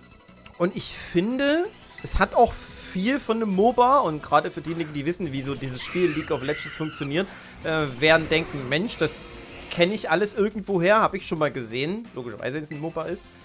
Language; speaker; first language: German; native; German